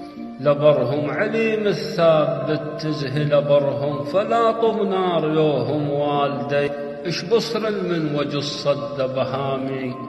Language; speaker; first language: Arabic; native; Arabic